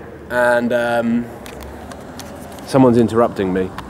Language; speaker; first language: English; native; English